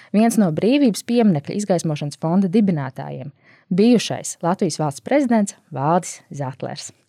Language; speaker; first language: Latvian; native; Latvian